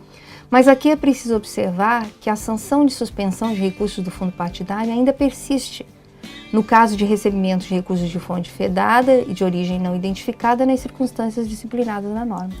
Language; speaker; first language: Portuguese; native; Portuguese